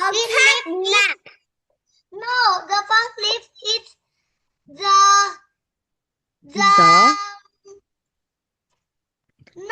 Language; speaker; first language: English; non-native, learner; Vietnamese